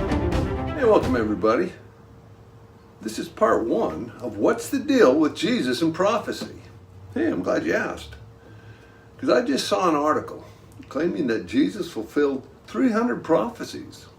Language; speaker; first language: English; native; English